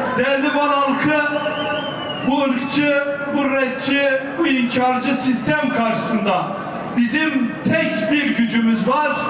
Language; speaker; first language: Turkish; non-native, local second language; Kurdish